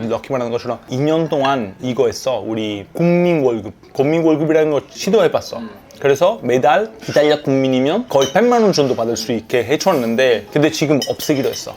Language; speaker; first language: Korean; non-native, fluent; Italian